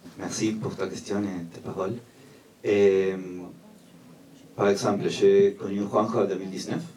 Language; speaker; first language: French; non-native, fluent; Spanish